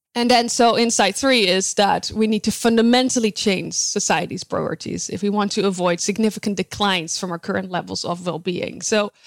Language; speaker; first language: English; non-native, fluent; Dutch